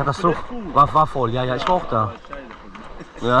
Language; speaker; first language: German; non-native, learner; Turkish